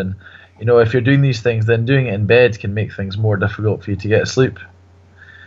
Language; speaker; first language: English; native; English